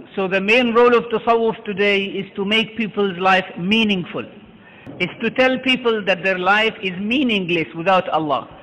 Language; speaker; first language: English; non-native, fluent; Arabic